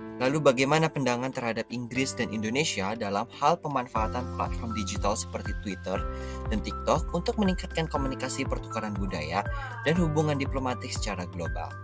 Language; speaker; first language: Indonesian; native; Indonesian